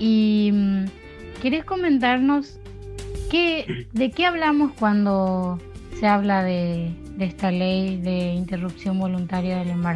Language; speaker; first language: Spanish; native; Spanish